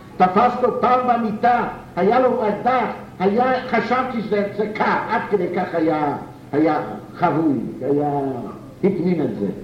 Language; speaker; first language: Hebrew; non-native, fluent; Yiddish